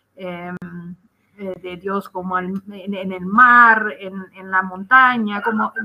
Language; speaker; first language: Spanish; non-native, fluent; Dutch